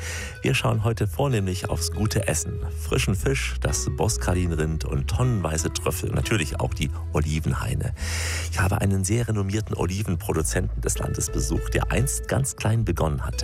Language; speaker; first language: German; native; German